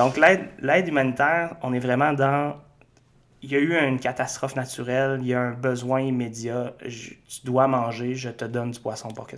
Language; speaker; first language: French; native; French